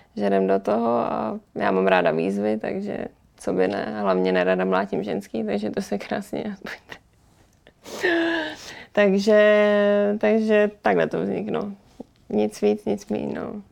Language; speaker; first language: Czech; native; Czech